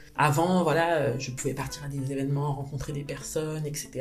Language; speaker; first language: French; native; French